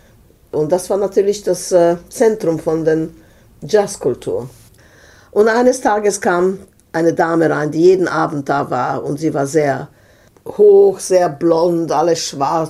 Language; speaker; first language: German; non-native, fluent; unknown